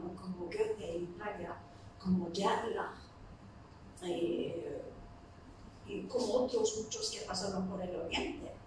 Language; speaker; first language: Spanish; non-native, fluent; Turkish